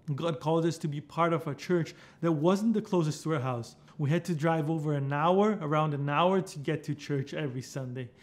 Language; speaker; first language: English; non-native, fluent; Portuguese